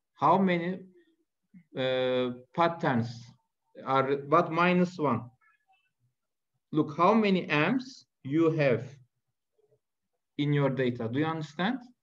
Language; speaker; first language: English; non-native, fluent; Turkish